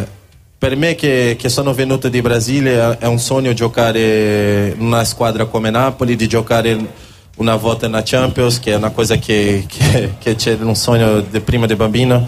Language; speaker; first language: Italian; non-native, learner; Portuguese